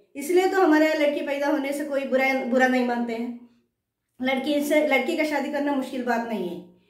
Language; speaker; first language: Hindi; non-native, local second language; Kannada